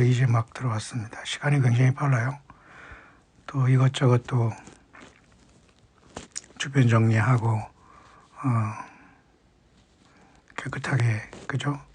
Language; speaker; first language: Korean; native; Korean